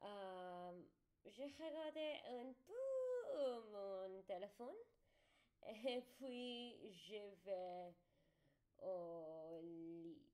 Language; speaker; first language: French; non-native, learner; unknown